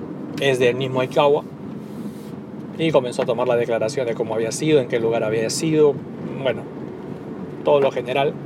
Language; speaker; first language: Spanish; native; Spanish